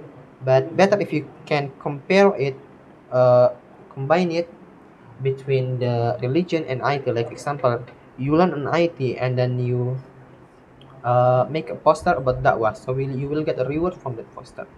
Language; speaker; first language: English; non-native, learner; Indonesian